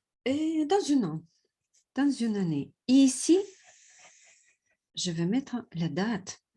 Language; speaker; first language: French; non-native, fluent; Russian